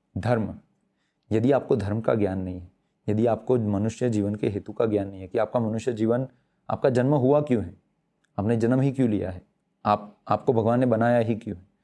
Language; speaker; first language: Hindi; non-native, local second language; Gujarati